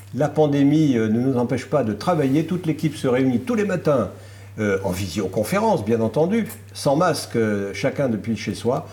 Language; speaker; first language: French; native; French